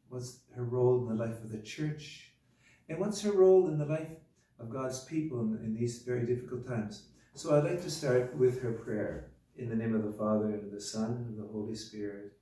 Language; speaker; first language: English; native; English